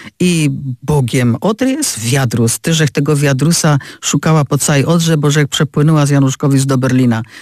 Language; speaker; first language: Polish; native; Polish